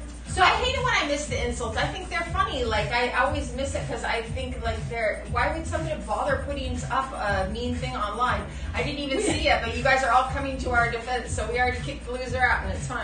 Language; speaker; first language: English; native; English